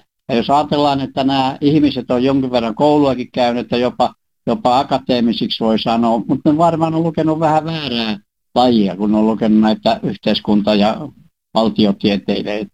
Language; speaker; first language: Finnish; native; Finnish